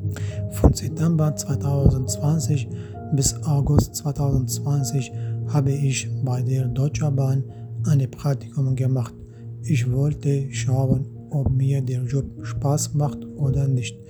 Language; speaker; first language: German; non-native, fluent; Arabic